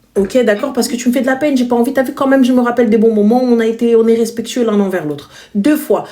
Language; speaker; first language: French; native; French